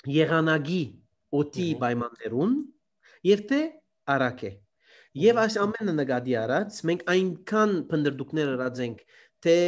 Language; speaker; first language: Armenian; early bilingual, heritage; Armenian